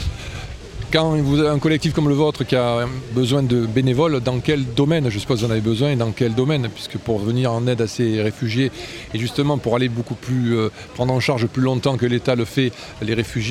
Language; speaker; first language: French; native; French